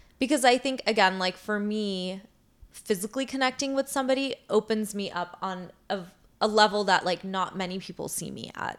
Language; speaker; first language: English; native; English